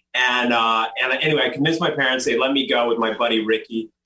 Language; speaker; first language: English; native; English